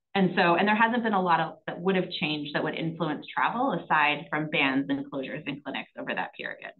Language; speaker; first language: English; native; English